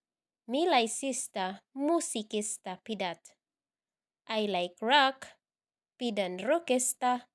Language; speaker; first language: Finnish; non-native, learner; Cebuano